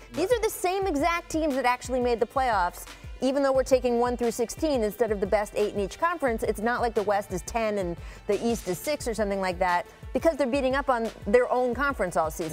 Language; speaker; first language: English; native; English